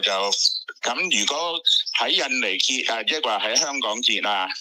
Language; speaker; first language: Cantonese; native; Cantonese